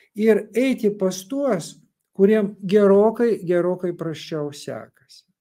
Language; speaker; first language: Lithuanian; non-native, local second language; Russian